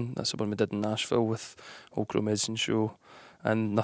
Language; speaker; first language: English; native; English